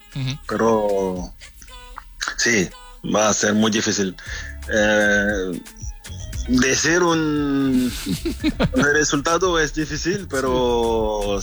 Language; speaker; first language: Spanish; non-native, fluent; French